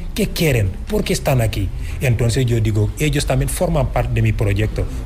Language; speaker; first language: Spanish; non-native, fluent; Wolof